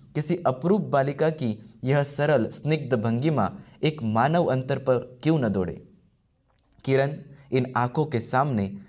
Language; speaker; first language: Hindi; non-native, local second language; Marathi